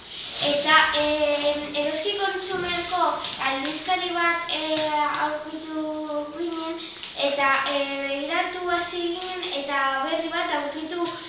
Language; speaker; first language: Basque; non-native, local second language; Spanish